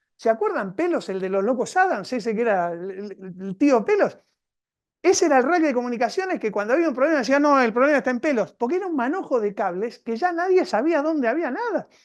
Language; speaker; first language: Spanish; native; Spanish